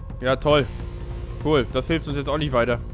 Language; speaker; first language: German; native; German